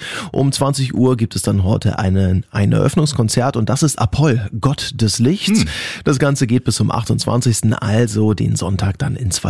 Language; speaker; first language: German; native; German